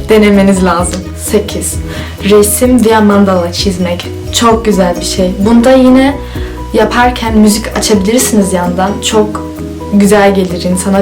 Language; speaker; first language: Turkish; early bilingual, heritage; Turkish